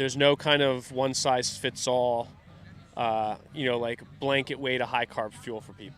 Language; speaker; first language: English; native; English